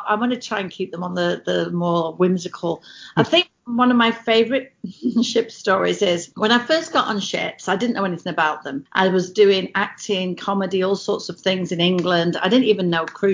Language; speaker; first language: English; native; English